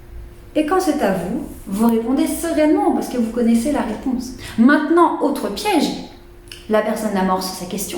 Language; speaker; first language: French; native; French